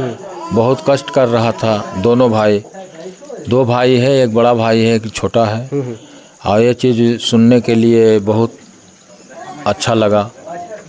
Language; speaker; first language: Hindi; non-native, local second language; Magahi